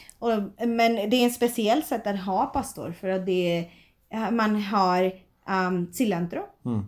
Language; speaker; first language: Swedish; non-native, fluent; Spanish